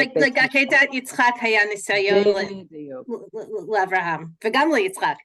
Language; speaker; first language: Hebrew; non-native, learner; English